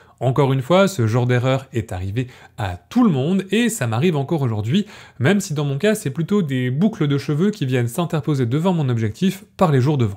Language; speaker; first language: French; native; French